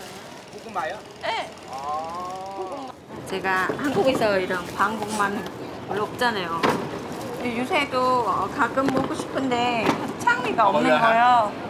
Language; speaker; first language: Korean; non-native, fluent; Vietnamese